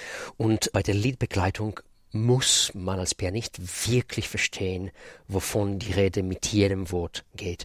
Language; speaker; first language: German; non-native, fluent; Russian